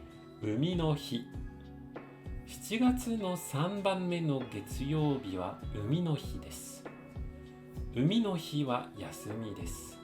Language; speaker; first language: Japanese; non-native, fluent; French